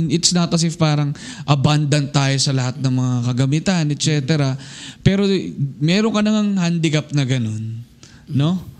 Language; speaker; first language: Filipino; native; Filipino